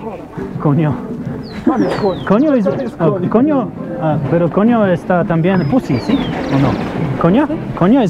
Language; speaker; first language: Spanish; non-native, learner; Polish